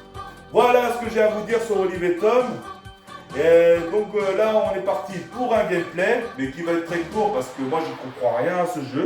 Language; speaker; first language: French; native; French